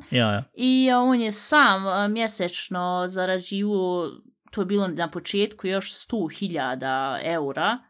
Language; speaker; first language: Bosnian; native; Bosnian